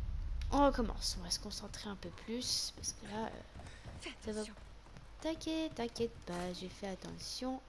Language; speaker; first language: French; native; French